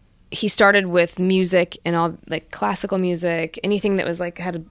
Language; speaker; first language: English; native; English